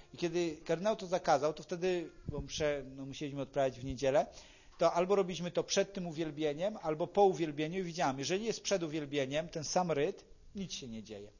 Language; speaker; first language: Polish; native; Polish